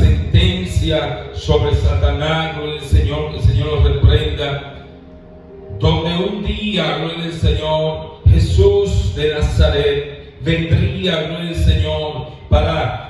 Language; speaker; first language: Spanish; native; Spanish